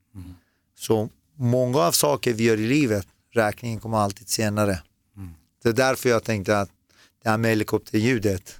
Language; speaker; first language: Swedish; early bilingual, other home language; Persian